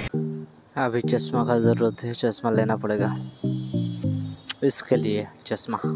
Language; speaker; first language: Hindi; non-native, local second language; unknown